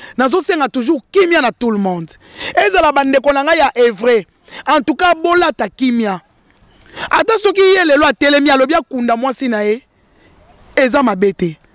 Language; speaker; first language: Lingala; non-native, local second language; Luba-Lulua